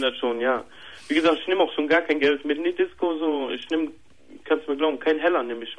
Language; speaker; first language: German; native; German